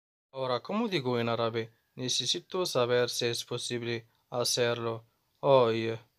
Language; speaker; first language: Spanish; non-native, fluent; Arabic